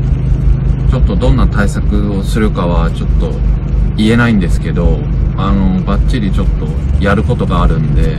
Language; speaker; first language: Japanese; native; Japanese